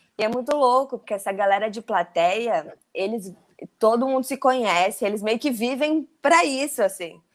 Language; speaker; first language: Portuguese; native; Portuguese